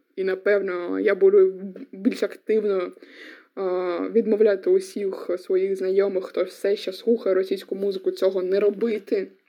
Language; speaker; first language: Ukrainian; non-native, local second language; Russian